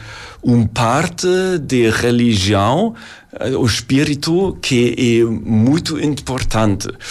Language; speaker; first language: Portuguese; non-native, learner; German